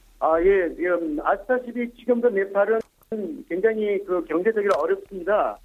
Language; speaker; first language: Korean; non-native, fluent; Nepali